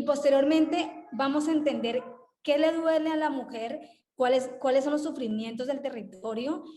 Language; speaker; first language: Spanish; native; Spanish